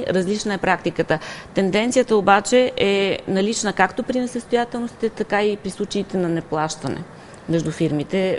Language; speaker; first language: Bulgarian; native; Bulgarian